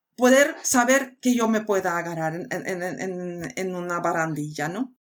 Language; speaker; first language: Spanish; non-native, fluent; Swedish